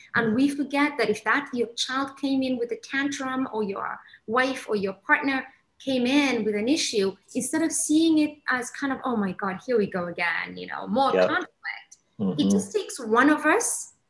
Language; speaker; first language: English; non-native, local second language; Somali